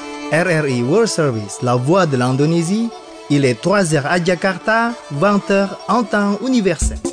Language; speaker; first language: French; non-native, fluent; Indonesian